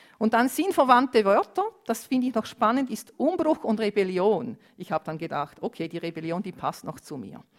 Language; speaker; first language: German; non-native, fluent; Romanian